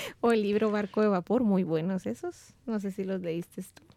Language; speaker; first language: Spanish; native; Spanish